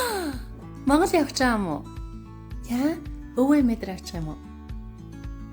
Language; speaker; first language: Mongolian; native; Mongolian